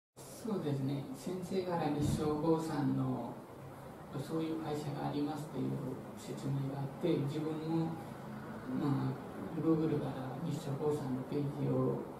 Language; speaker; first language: Japanese; non-native, fluent; Nepali